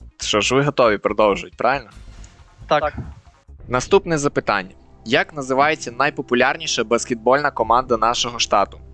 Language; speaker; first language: Ukrainian; native; Ukrainian